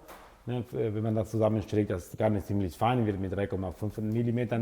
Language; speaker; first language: German; non-native, fluent; Italian